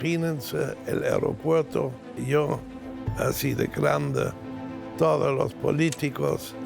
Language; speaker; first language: Spanish; non-native, fluent; German